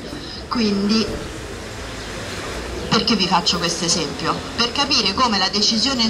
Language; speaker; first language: Italian; native; Italian